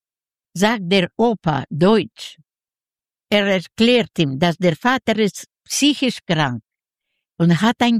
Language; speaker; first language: German; non-native, learner; Yiddish